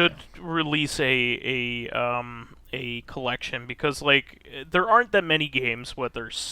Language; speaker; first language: English; native; English